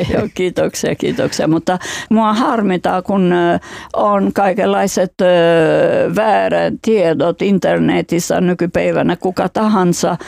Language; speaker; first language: Finnish; non-native, fluent; Albanian